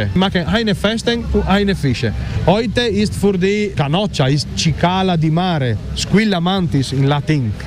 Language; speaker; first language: German; non-native, learner; Italian